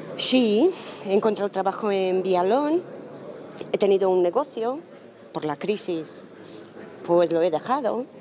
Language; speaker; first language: Spanish; non-native, fluent; Romanian